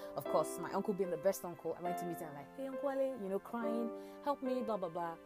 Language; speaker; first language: English; non-native, local second language; Yoruba